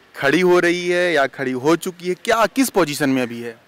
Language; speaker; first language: Hindi; native; Hindi